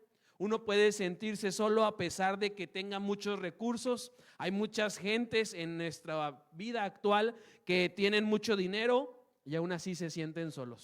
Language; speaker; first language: Spanish; native; Spanish